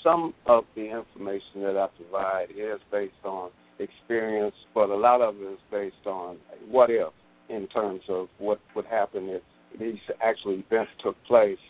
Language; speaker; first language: English; native; English